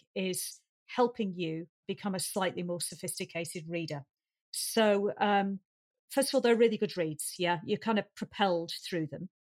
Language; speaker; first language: English; native; English